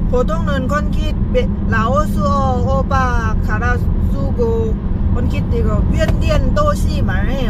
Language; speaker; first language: Korean; non-native, learner; Lao